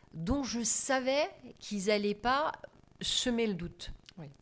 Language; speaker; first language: French; non-native, fluent; German